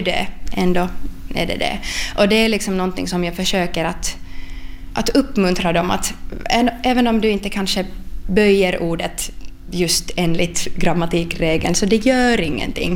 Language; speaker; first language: Swedish; non-native, local second language; Finnish